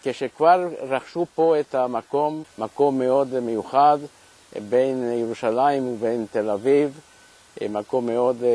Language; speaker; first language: Hebrew; non-native, fluent; Spanish